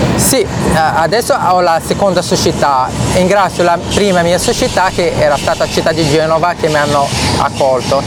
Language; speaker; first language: Italian; non-native, fluent; Arabic